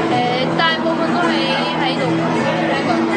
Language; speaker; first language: Cantonese; non-native, learner; Urdu